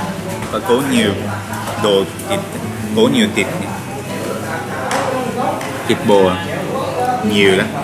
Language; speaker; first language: Vietnamese; non-native, learner; Japanese